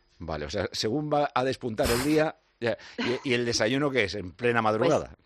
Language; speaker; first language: Spanish; native; Spanish